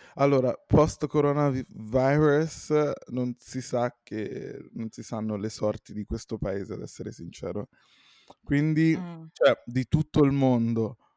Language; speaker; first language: Italian; native; Italian